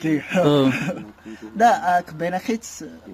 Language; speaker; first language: Georgian; non-native, learner; Japanese